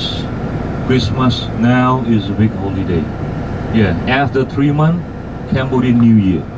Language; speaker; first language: English; non-native, learner; Khmer